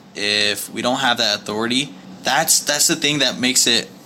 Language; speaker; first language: English; native; English